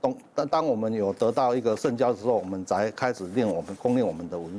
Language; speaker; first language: Chinese; native; Chinese